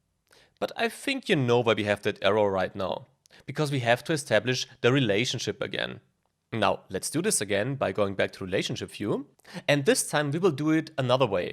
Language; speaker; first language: English; non-native, fluent; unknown